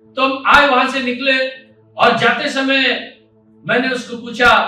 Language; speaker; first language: Hindi; non-native, local second language; Marathi